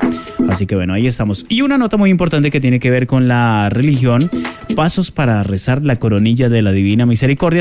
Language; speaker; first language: Spanish; native; Spanish